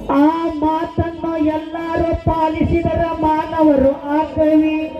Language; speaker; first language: Kannada; non-native, local second language; Lambadi